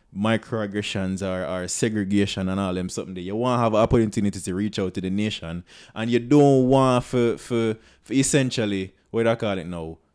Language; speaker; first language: English; non-native, local second language; Jamaican Creole English